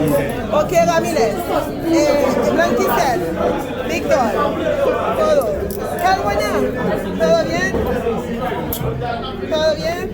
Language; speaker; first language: Spanish; non-native, learner; Haitian Creole